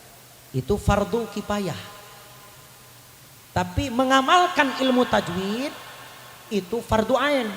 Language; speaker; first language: Indonesian; native; Indonesian